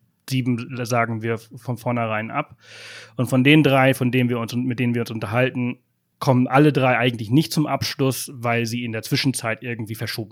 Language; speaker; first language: German; native; German